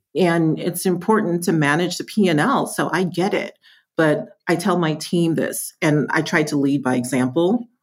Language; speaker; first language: English; native; English